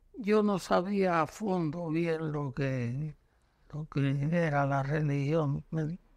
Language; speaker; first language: Spanish; native; Spanish